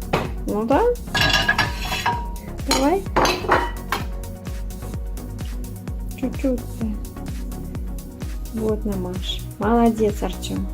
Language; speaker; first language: Russian; native; Russian